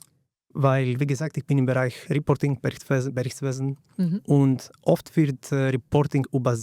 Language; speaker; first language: German; non-native, fluent; Greek